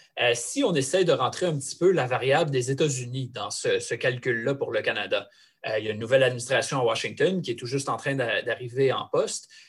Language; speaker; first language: French; native; French